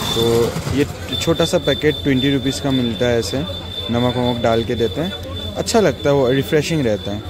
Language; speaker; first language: Hindi; non-native, local second language; Assamese